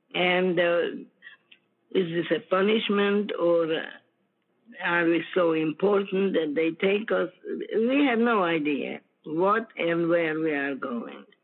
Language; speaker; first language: English; non-native, fluent; Ukrainian